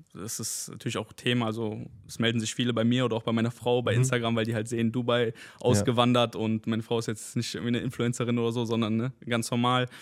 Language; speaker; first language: German; early bilingual, other home language; Spanish